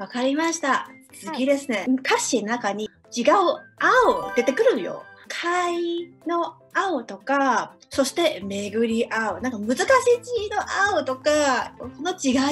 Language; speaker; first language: Japanese; non-native, fluent; Cantonese